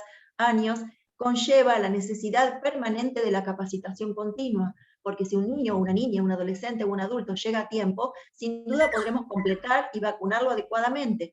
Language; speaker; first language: Spanish; native; Spanish